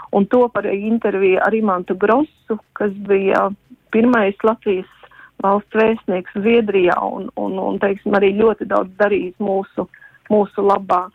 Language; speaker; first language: Latvian; native; Latvian